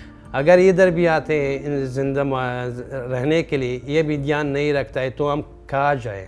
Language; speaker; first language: Hindi; non-native, fluent; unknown